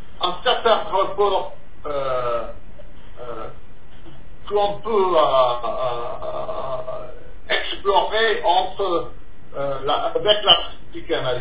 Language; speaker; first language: French; non-native, fluent; English